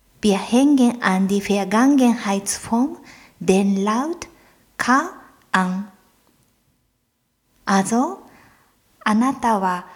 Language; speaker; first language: German; non-native, fluent; Japanese